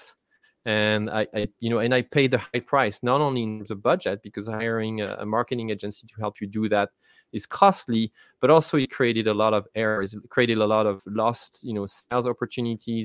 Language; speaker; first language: English; non-native, fluent; French